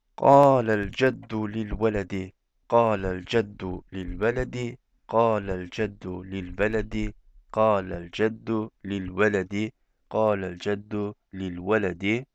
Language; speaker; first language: Arabic; non-native, fluent; Turkish